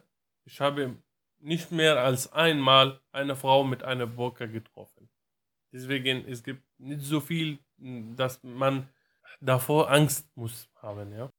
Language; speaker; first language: German; non-native, learner; Arabic